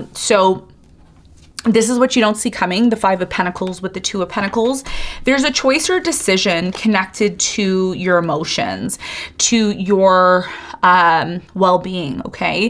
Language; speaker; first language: English; native; English